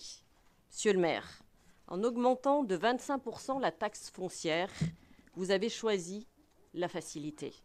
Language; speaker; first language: French; native; French